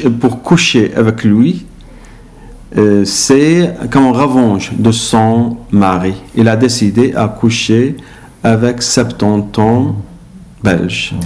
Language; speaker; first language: French; non-native, learner; Arabic